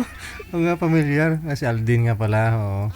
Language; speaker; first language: Filipino; native; Filipino